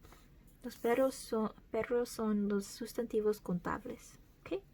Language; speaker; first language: Spanish; early bilingual, heritage; Spanish